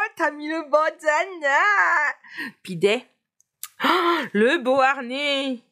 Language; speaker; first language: French; native; French